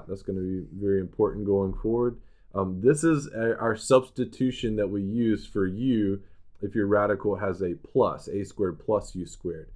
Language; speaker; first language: English; native; English